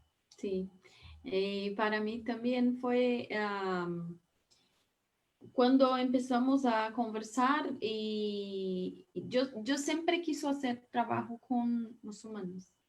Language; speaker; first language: Spanish; non-native, learner; Portuguese